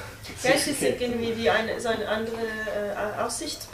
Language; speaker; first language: German; non-native, local second language; French